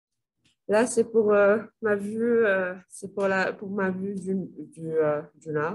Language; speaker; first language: French; non-native, local second language; Arabic